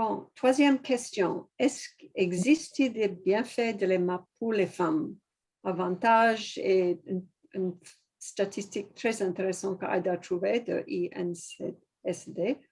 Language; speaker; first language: French; non-native, fluent; English